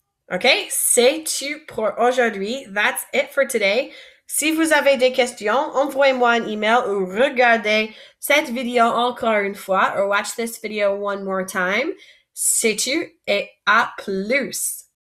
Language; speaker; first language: French; non-native, fluent; English